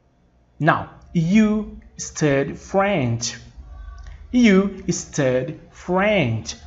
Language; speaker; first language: English; non-native, fluent; Portuguese